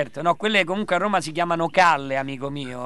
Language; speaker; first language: Italian; native; Italian